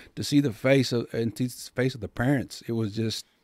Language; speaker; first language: English; native; English